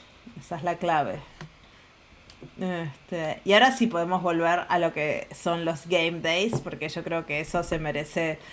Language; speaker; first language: Spanish; native; Spanish